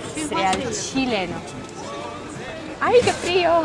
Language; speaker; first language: Spanish; non-native, fluent; Russian